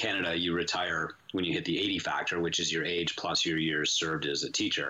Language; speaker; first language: English; native; English